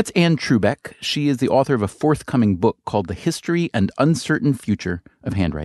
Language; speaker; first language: English; native; English